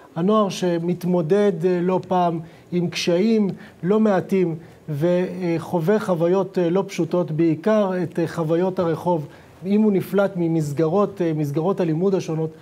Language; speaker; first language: Hebrew; native; Hebrew